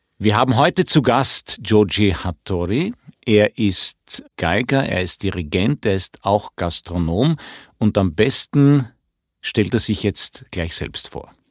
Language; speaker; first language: German; native; German